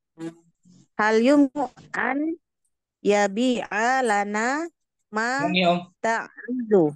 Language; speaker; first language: Arabic; non-native, learner; Indonesian